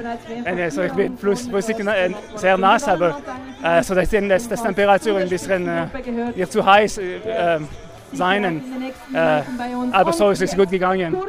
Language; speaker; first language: German; non-native, learner; French